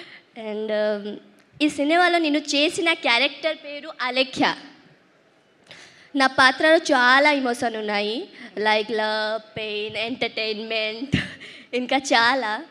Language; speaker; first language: Telugu; early bilingual, heritage; Telugu